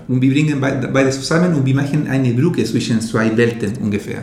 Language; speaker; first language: German; non-native, learner; Spanish